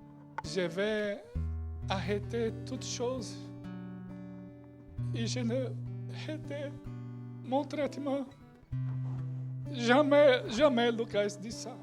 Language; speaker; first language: French; non-native, learner; Portuguese